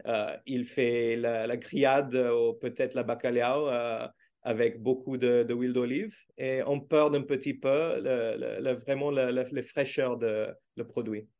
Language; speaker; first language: French; non-native, learner; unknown